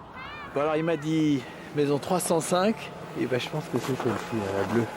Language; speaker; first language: French; native; French